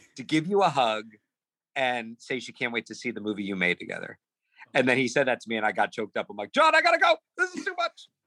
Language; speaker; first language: English; native; English